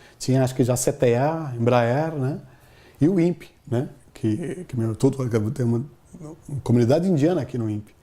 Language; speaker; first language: Portuguese; non-native, fluent; Telugu